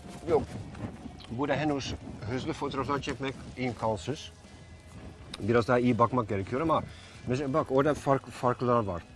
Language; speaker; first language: Turkish; non-native, fluent; Dutch